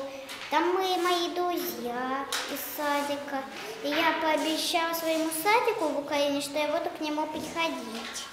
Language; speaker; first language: Ukrainian; non-native, local second language; Russian